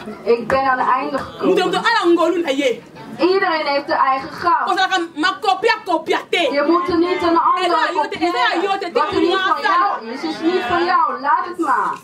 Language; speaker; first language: Dutch; non-native, fluent; Lingala